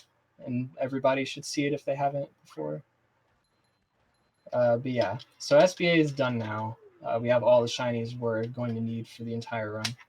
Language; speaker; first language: English; native; English